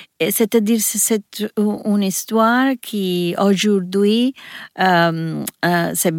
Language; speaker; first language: French; non-native, learner; Italian